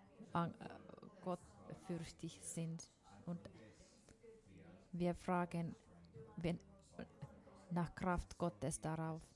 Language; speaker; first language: German; non-native, fluent; Finnish